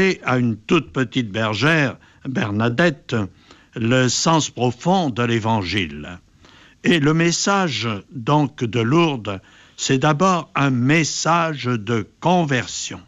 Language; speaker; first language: French; native; French